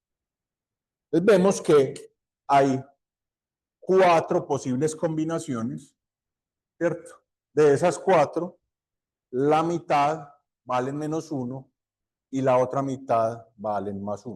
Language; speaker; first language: Spanish; native; Spanish